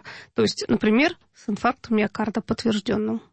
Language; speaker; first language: Russian; native; Russian